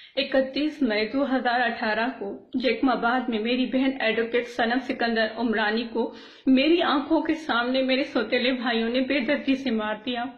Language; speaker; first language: Urdu; non-native, local second language; Baluchi